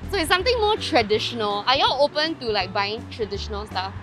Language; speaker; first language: English; native; English